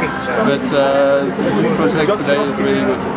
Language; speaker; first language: English; non-native, fluent; French